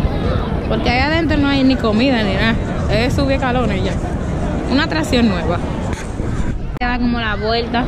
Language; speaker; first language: Spanish; native; Spanish